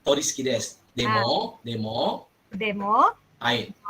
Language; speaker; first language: Japanese; non-native, fluent; Malay